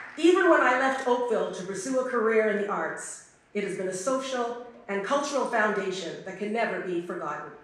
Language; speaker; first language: English; native; English